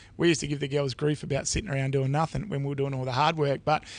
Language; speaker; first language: English; native; English